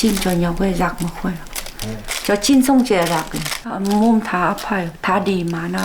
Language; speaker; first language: Korean; non-native, learner; Vietnamese